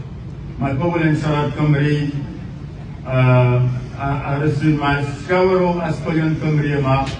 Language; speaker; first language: Welsh; non-native, fluent; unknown